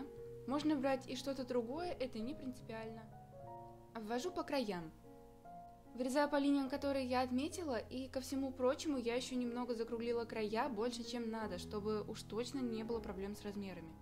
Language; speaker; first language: Russian; native; Russian